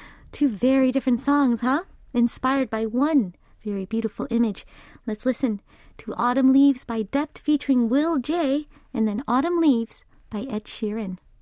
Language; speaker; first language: English; early bilingual, other home language; Korean